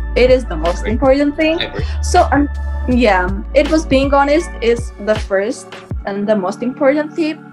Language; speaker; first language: English; non-native, fluent; Armenian